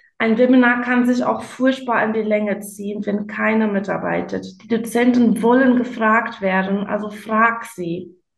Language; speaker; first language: German; non-native, fluent; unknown